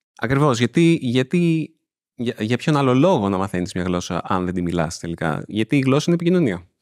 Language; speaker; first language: Greek; native; Greek